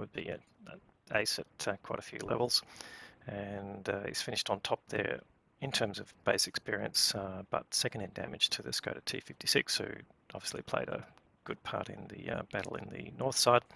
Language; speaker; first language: English; native; English